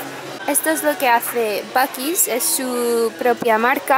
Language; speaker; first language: Spanish; non-native, fluent; English